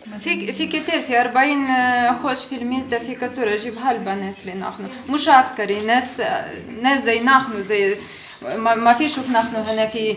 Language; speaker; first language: Arabic; non-native, learner; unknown